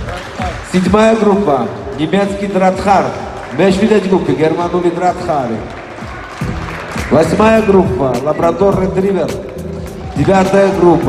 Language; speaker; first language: Russian; non-native, fluent; Georgian